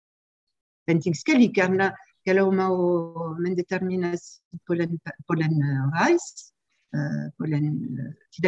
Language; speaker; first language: Indonesian; non-native, learner; French